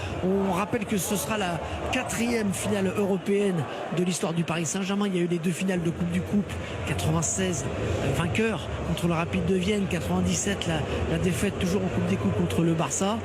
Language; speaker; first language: French; native; French